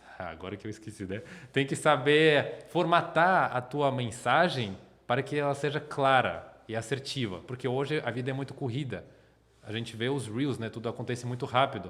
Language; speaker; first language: Portuguese; non-native, fluent; Russian